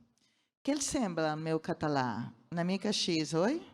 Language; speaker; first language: Catalan; non-native, learner; Portuguese